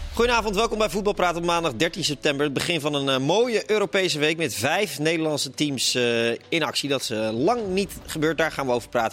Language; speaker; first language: Dutch; native; Dutch